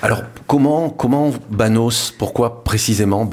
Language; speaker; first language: French; native; French